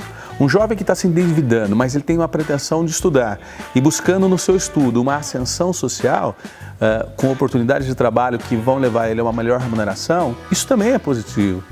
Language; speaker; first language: Portuguese; native; Portuguese